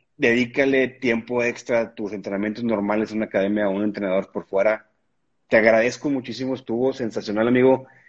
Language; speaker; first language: Spanish; native; Spanish